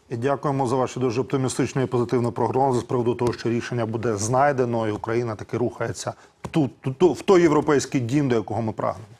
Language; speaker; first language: Ukrainian; native; Ukrainian